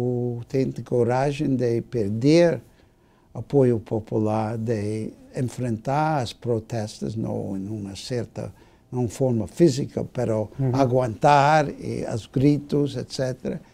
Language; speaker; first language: Portuguese; non-native, fluent; English